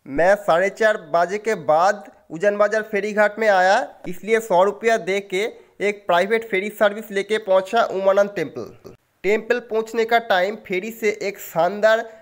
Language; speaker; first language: Hindi; non-native, local second language; Bangla